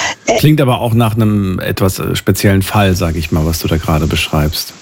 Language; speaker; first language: German; native; German